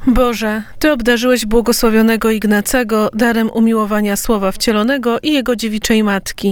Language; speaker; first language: Polish; native; Polish